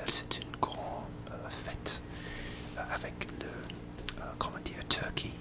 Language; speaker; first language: French; non-native, learner; English